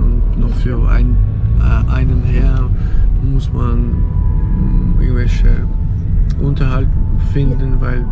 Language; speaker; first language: German; non-native, fluent; Ukrainian